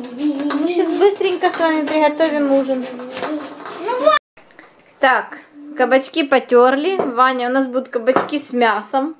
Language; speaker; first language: Russian; native; Russian